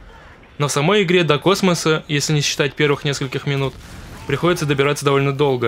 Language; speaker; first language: Russian; native; Russian